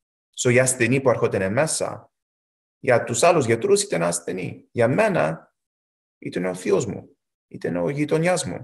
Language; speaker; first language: Greek; early bilingual, heritage; Greek